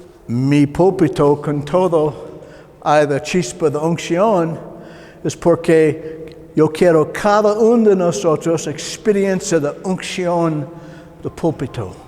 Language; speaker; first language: Spanish; non-native, learner; English